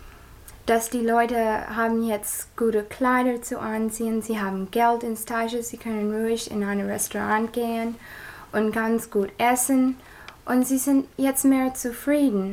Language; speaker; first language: German; non-native, learner; English